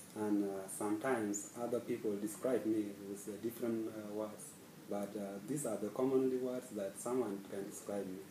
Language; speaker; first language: English; non-native, fluent; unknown